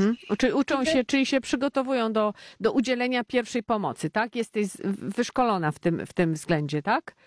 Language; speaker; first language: Polish; native; Polish